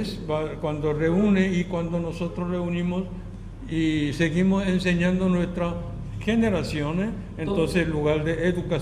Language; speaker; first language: Spanish; non-native, fluent; Korean